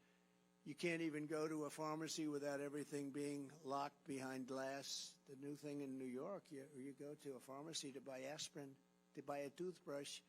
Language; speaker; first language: English; native; English